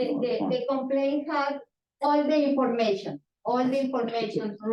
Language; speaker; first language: English; non-native, learner; Spanish